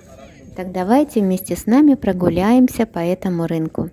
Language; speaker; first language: Russian; native; Russian